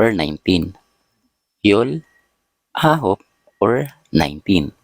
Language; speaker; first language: Filipino; native; Filipino